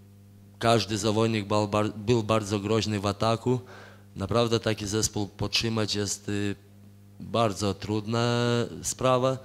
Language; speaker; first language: Polish; non-native, fluent; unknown